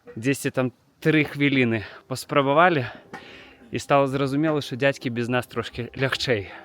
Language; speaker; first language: Belarusian; non-native, local second language; Russian